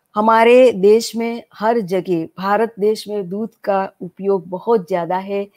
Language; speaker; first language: Hindi; non-native, local second language; Gujarati